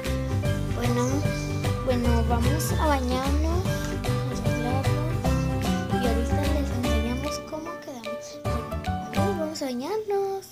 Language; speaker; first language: Spanish; native; Spanish